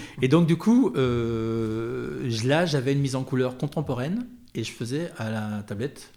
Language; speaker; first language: French; native; French